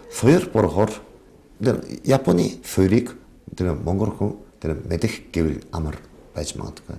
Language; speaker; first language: Mongolian; non-native, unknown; Japanese